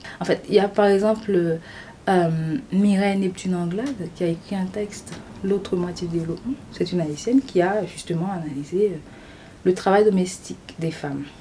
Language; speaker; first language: French; non-native, local second language; Haitian Creole